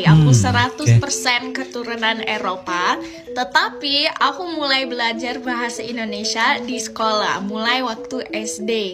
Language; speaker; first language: Indonesian; non-native, fluent; English